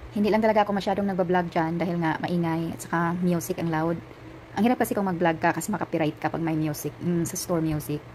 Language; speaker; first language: Filipino; non-native, local second language; Cebuano